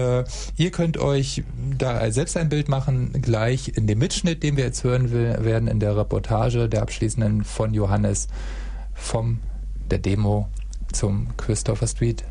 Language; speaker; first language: German; native; German